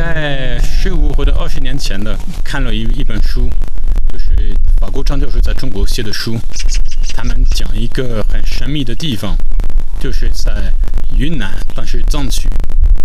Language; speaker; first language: Chinese; non-native, fluent; French